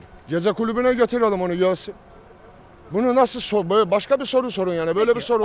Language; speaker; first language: Turkish; native; Turkish